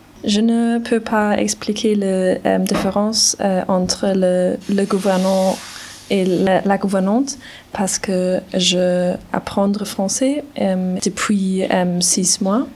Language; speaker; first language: French; non-native, learner; German